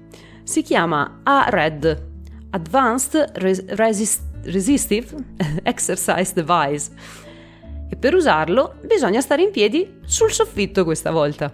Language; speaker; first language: Italian; native; Italian